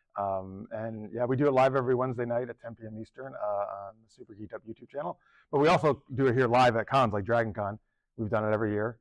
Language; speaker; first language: English; native; English